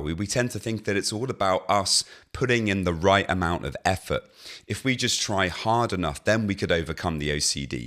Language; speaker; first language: English; native; English